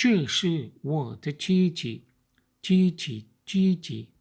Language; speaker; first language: Chinese; non-native, learner; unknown